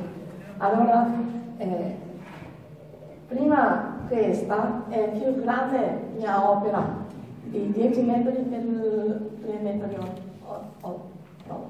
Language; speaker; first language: Italian; non-native, learner; Japanese